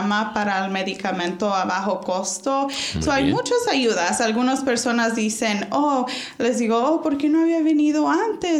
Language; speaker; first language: Spanish; early bilingual, heritage; Spanish